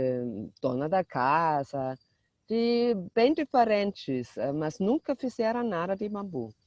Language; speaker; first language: Portuguese; non-native, fluent; German